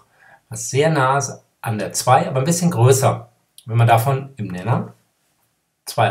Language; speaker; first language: German; native; German